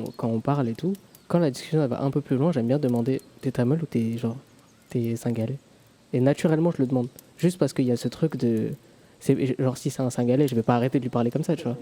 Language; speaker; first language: French; early bilingual, other home language; Tamil